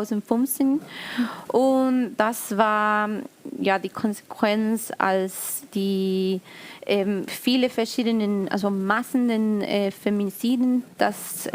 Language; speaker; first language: German; non-native, learner; Spanish